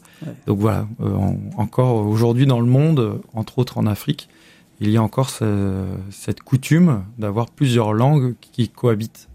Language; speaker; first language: French; native; French